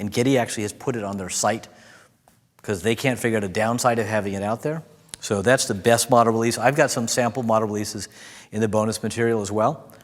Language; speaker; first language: English; native; English